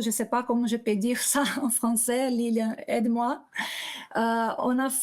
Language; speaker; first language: French; non-native, learner; Portuguese